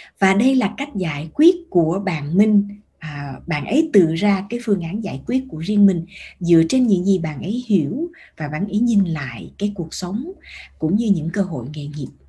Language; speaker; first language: Vietnamese; early bilingual, heritage; Vietnamese